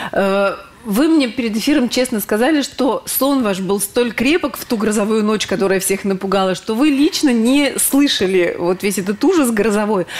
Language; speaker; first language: Russian; native; Russian